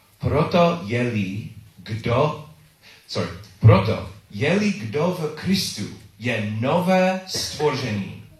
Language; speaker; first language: Czech; non-native, learner; English